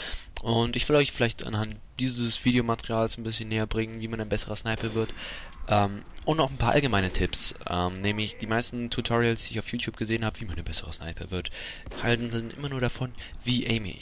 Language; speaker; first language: German; native; German